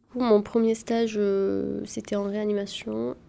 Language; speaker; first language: French; early bilingual, other home language; Arabic